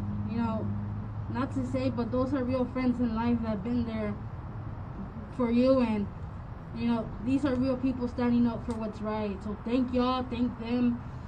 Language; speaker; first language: English; early bilingual, other home language; Spanish